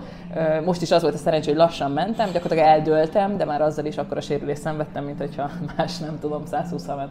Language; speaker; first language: Hungarian; native; Hungarian